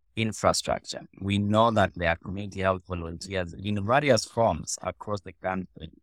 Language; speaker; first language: English; non-native, local second language; Luo (Kenya and Tanzania)